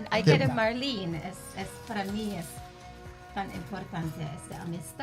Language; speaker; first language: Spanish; non-native, learner; English